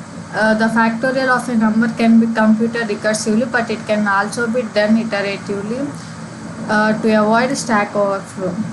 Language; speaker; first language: English; non-native, local second language; Telugu